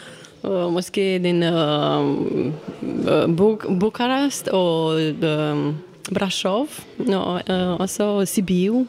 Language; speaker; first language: Danish; non-native, learner; Romanian